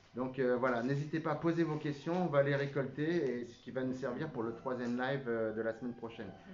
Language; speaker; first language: French; native; French